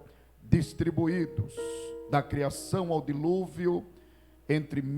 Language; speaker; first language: Portuguese; native; Portuguese